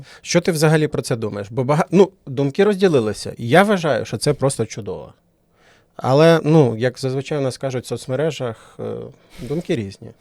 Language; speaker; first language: Ukrainian; native; Ukrainian